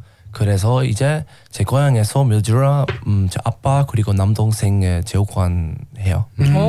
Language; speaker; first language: Korean; non-native, learner; English